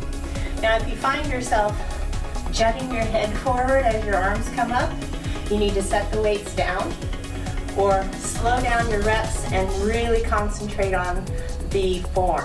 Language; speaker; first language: English; native; English